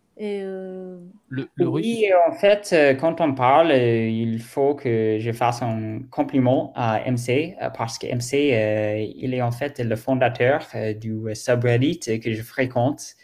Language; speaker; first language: French; non-native, learner; German